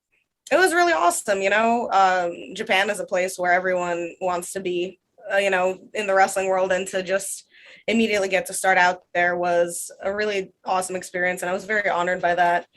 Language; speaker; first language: English; non-native, fluent; Russian